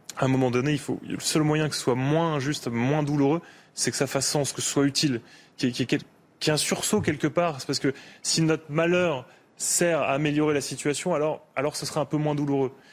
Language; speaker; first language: French; native; French